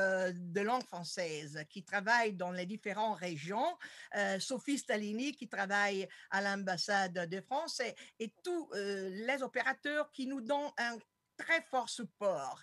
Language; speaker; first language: French; non-native, fluent; Italian